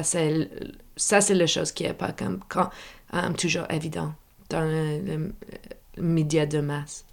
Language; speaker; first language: French; non-native, local second language; English